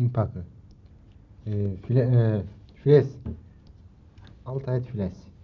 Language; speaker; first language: Dutch; non-native, learner; Turkish